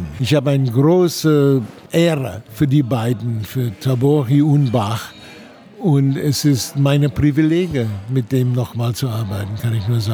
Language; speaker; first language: German; non-native, fluent; English